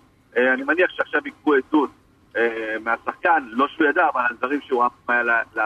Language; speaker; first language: Hebrew; native; Hebrew